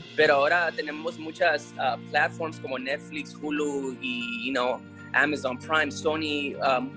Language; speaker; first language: Spanish; early bilingual, heritage; Spanish